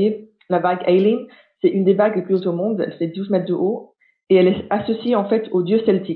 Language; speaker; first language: French; non-native, fluent; English